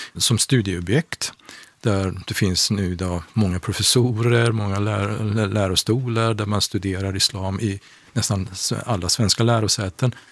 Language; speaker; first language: Swedish; non-native, fluent; Persian